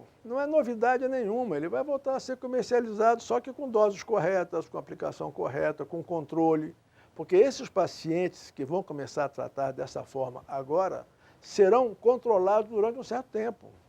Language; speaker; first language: Portuguese; native; Portuguese